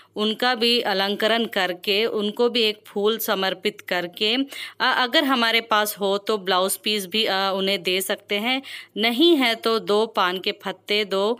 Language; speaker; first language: Hindi; non-native, local second language; Telugu